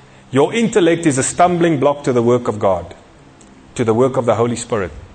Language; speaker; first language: English; non-native, local second language; Afrikaans